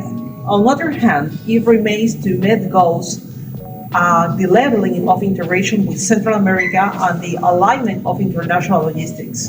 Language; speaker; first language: English; non-native, fluent; Spanish